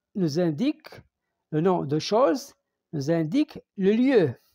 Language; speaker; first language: French; non-native, local second language; Arabic